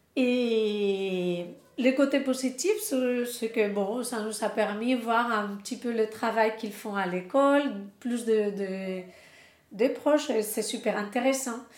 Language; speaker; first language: French; non-native, fluent; Spanish